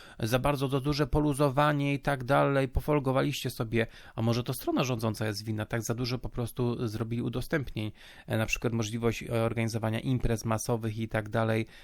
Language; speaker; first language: Polish; native; Polish